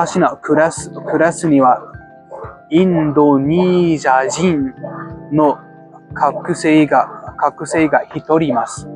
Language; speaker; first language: Japanese; non-native, learner; English